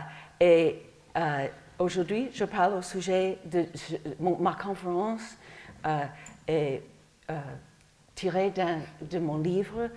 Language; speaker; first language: French; non-native, fluent; English